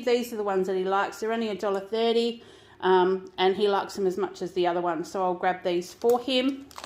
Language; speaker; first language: English; native; English